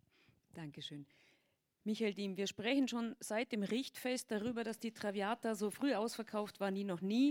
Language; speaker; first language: German; native; German